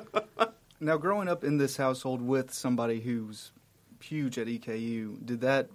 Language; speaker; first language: English; native; English